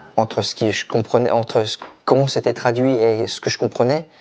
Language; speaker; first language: French; native; French